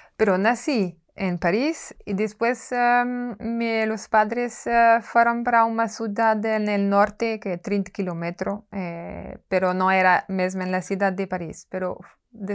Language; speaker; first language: Spanish; non-native, learner; French